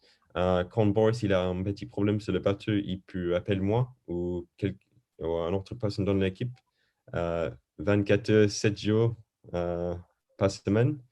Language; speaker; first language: French; non-native, learner; English